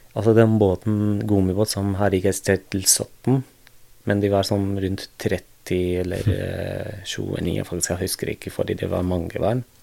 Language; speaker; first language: Norwegian; non-native, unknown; Arabic